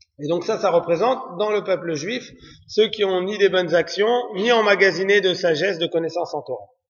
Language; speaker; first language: French; native; French